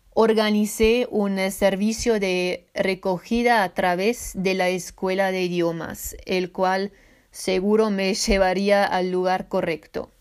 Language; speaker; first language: Spanish; non-native, fluent; Swiss German